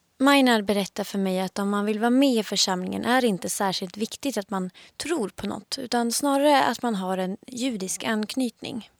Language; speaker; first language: Swedish; native; Swedish